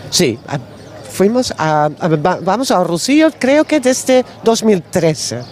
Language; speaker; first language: Spanish; non-native, learner; Dutch